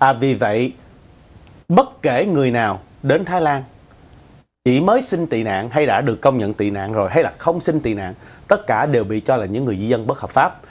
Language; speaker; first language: Vietnamese; early bilingual, other home language; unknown